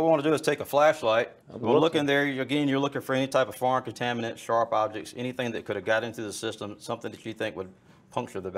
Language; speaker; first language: English; native; English